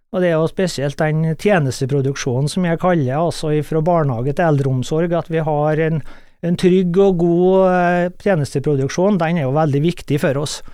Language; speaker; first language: Norwegian; native; Norwegian